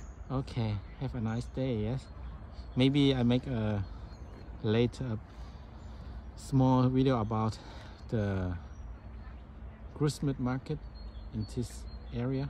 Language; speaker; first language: English; non-native, learner; Vietnamese